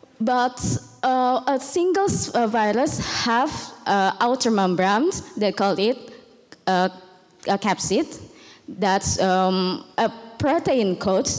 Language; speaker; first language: English; non-native, learner; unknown